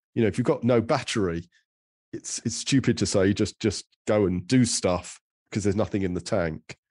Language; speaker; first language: English; native; English